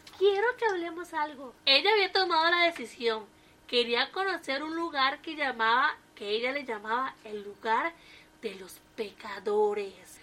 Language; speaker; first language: Spanish; native; Spanish